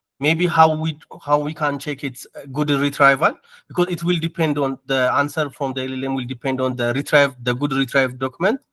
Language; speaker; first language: English; non-native, learner; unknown